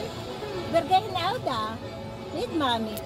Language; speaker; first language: German; non-native, learner; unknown